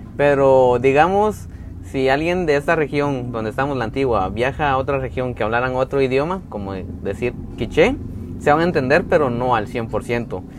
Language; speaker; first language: Spanish; native; Spanish